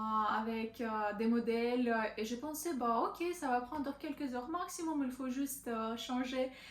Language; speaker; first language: French; non-native, learner; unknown